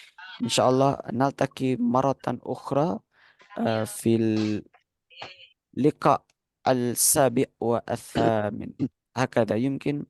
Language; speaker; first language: Arabic; non-native, fluent; Indonesian